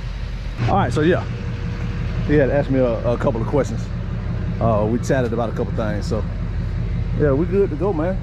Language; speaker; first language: English; native; English